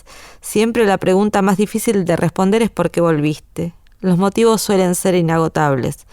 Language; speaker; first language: Spanish; native; Spanish